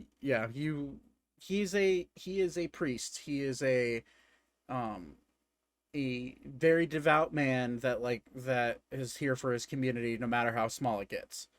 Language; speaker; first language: English; native; English